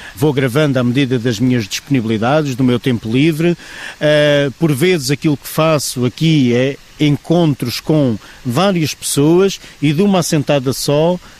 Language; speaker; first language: Portuguese; native; Portuguese